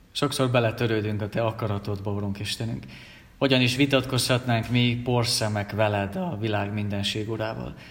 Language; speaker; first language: Hungarian; native; Hungarian